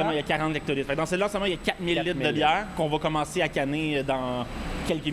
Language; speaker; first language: French; native; French